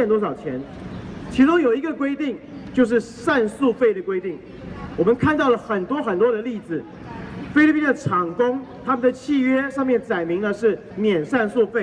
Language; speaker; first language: Chinese; native; Chinese